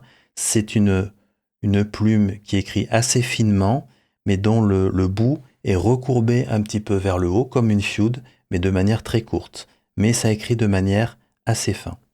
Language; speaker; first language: French; native; French